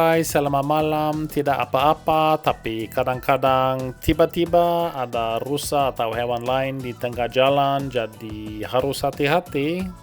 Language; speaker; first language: Indonesian; non-native, fluent; Norwegian